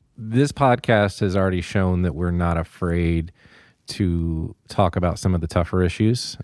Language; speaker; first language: English; native; English